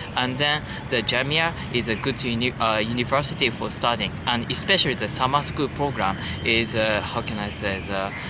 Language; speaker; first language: English; non-native, learner; Japanese